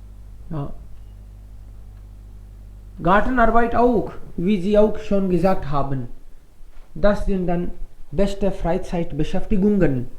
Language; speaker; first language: German; non-native, fluent; Hindi